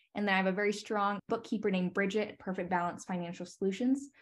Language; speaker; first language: English; native; English